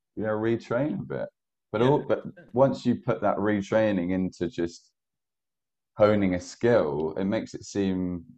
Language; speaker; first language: English; native; English